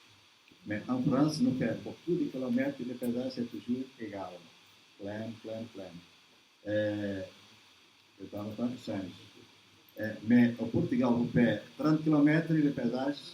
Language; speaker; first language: French; non-native, learner; Portuguese